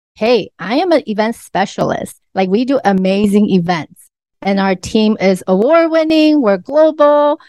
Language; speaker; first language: English; early bilingual, other home language; Chinese